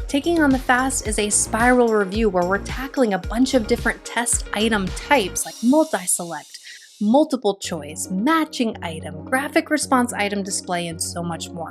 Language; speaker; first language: English; native; English